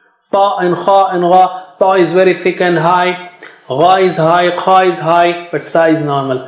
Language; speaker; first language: English; non-native, fluent; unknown